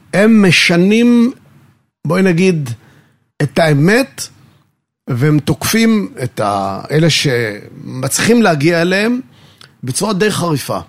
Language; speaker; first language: Hebrew; native; Hebrew